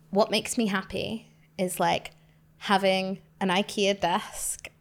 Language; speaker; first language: English; native; English